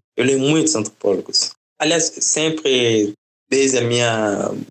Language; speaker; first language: Portuguese; non-native, fluent; French